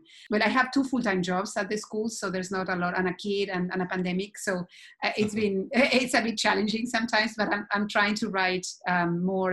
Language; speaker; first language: English; non-native, fluent; Spanish